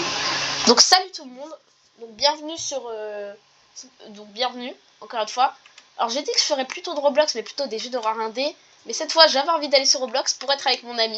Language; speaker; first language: French; native; French